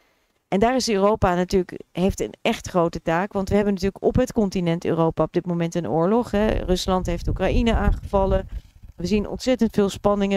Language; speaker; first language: Dutch; native; Dutch